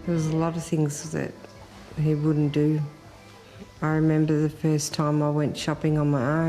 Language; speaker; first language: English; native; English